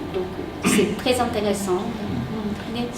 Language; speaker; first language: French; non-native, fluent; Japanese